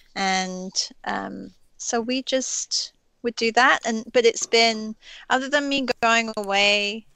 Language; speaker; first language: English; native; English